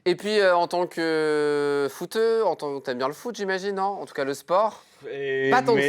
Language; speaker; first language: French; native; French